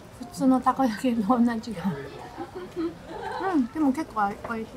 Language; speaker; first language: Japanese; non-native, fluent; Chinese